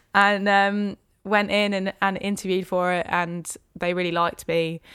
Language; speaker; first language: English; native; English